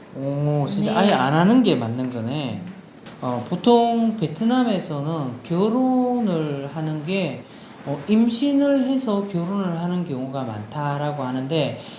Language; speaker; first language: Korean; non-native, local second language; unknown